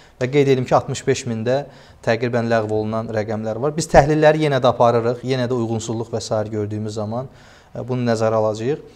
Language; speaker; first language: Azerbaijani; native; Azerbaijani